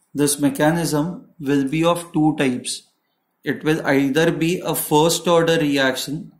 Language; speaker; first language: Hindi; non-native, local second language; Marathi